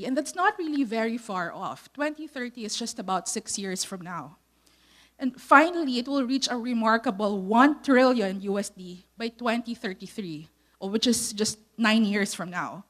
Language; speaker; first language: English; non-native, local second language; Filipino